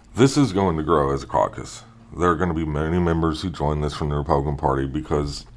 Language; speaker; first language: English; native; English